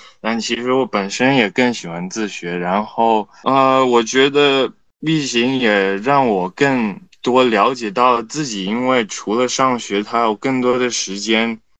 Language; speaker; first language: Chinese; native; Chinese